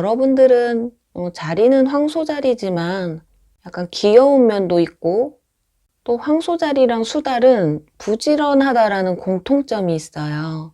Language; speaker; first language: Korean; native; Korean